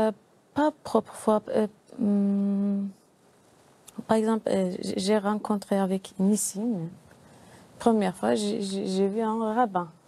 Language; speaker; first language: French; non-native, learner; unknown